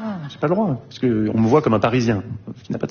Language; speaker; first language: French; native; French